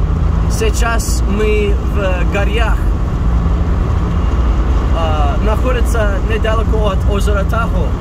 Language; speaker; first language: Russian; non-native, learner; English